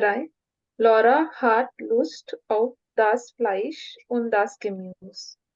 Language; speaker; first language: German; non-native, learner; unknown